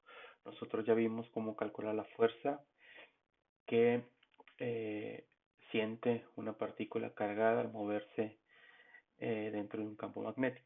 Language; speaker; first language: Spanish; native; Spanish